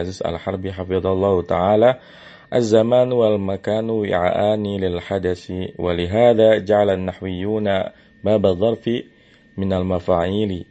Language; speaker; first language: Arabic; non-native, fluent; Indonesian